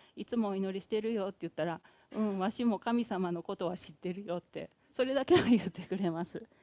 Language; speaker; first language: Japanese; native; Japanese